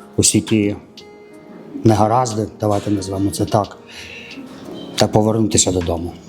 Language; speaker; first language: Ukrainian; non-native, local second language; Russian